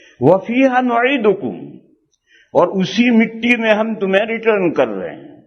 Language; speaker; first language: Urdu; non-native, local second language; Gujarati